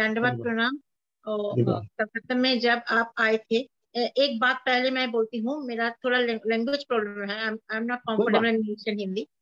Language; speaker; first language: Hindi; non-native, local second language; Bangla